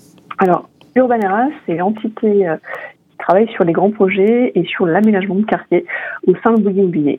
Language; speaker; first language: French; native; French